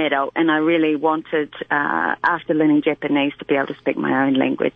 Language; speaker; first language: English; native; English